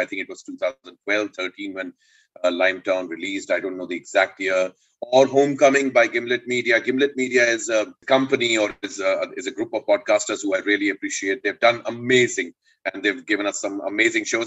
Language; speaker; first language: English; non-native, local second language; Hindi